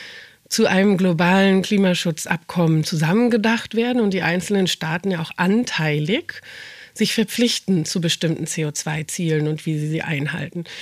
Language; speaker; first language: German; native; German